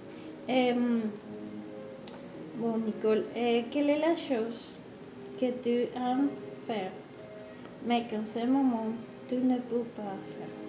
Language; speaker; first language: French; non-native, learner; Spanish